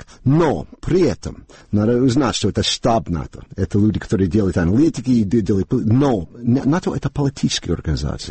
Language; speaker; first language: Russian; non-native, learner; English